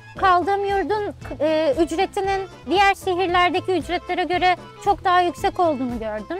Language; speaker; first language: Turkish; native; Turkish